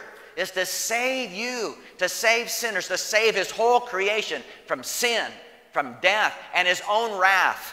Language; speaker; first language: English; native; English